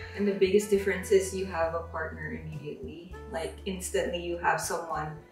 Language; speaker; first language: English; non-native, local second language; Filipino